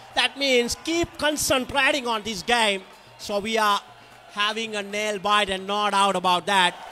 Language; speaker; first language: English; non-native, local second language; Sinhala